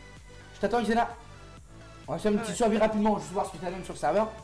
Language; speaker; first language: French; native; French